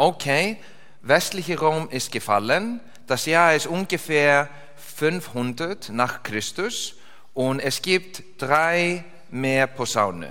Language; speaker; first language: German; non-native, learner; English